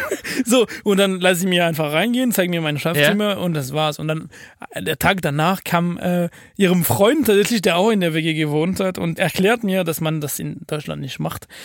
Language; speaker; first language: German; non-native, fluent; French